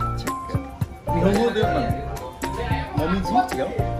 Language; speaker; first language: Japanese; non-native, fluent; Indonesian